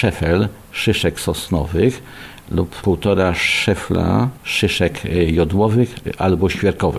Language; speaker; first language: Polish; native; Polish